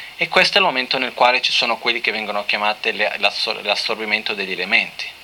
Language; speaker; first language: Italian; non-native, fluent; Portuguese